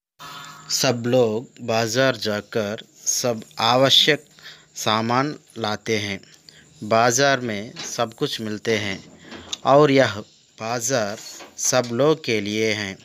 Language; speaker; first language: Hindi; non-native, local second language; Telugu